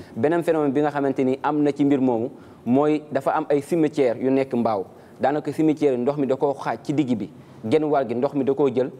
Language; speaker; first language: Wolof; native; Wolof